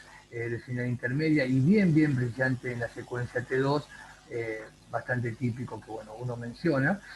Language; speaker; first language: Spanish; native; Spanish